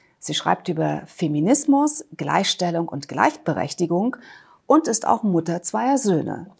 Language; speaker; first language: German; native; German